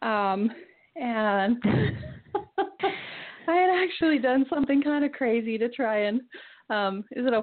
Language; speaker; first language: English; native; English